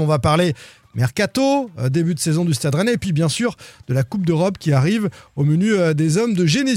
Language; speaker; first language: French; native; French